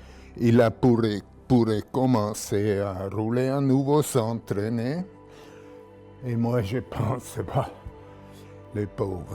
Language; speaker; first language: French; non-native, local second language; German